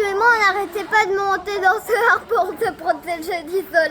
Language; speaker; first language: French; early bilingual, heritage; French